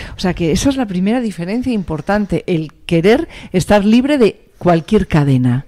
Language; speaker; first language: Spanish; native; Spanish